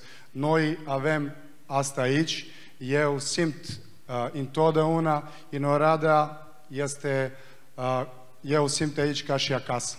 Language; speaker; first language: Romanian; non-native, fluent; Serbian